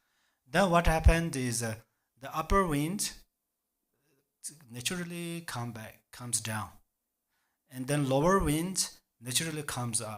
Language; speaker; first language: English; non-native, learner; Tibetan